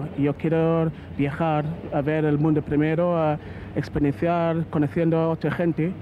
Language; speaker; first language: Spanish; non-native, learner; English